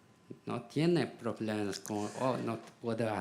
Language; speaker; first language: Spanish; non-native, learner; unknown